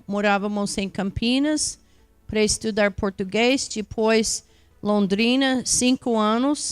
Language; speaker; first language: Portuguese; non-native, fluent; English